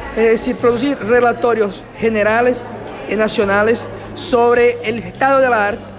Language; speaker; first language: Spanish; non-native, fluent; Portuguese